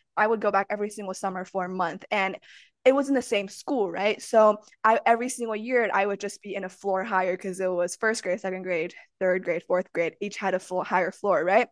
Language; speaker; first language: English; early bilingual, other home language; Chinese